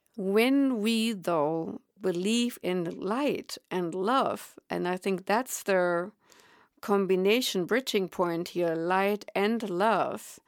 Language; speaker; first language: English; non-native, fluent; German